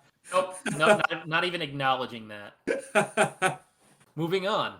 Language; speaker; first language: English; native; English